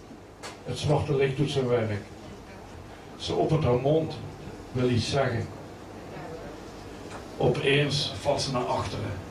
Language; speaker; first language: Dutch; native; Dutch